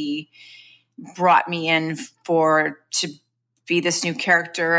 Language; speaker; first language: English; native; English